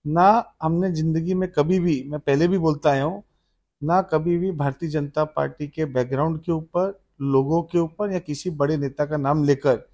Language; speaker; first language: Hindi; native; Hindi